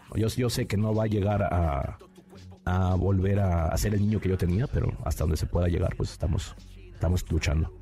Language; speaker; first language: Spanish; native; Spanish